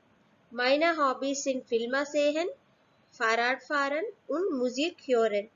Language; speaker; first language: German; non-native, fluent; Hindi